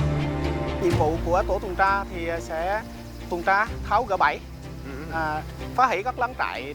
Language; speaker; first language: Vietnamese; native; Vietnamese